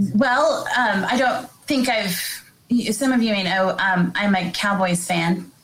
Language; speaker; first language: English; native; English